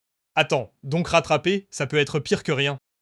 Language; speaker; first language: French; native; French